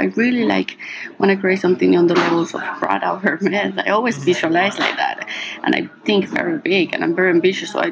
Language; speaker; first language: English; non-native, fluent; Spanish